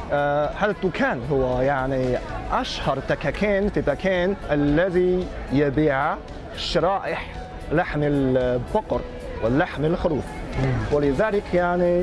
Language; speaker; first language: Arabic; non-native, fluent; Chinese